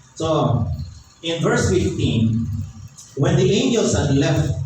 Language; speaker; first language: English; non-native, local second language; Filipino